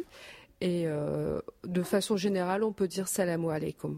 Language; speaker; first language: French; non-native, local second language; Arabic